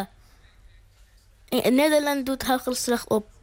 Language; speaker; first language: Dutch; non-native, learner; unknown